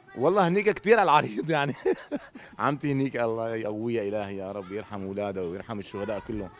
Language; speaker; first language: Arabic; native; Arabic